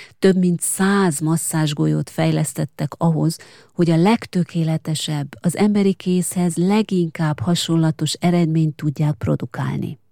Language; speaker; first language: Hungarian; native; Hungarian